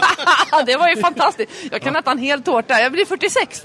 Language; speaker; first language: Swedish; native; Swedish